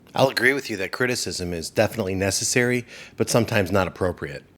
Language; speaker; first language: English; native; English